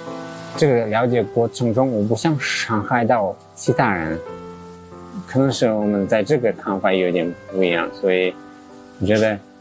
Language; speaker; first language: Chinese; early bilingual, heritage; English